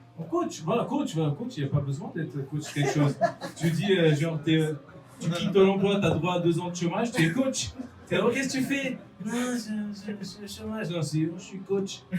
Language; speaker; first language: French; non-native, fluent; Portuguese